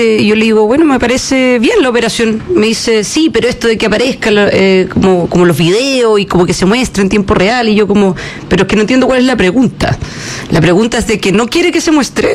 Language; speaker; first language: Spanish; native; Spanish